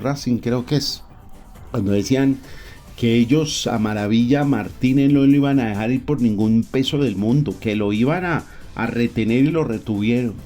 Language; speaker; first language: Spanish; native; Spanish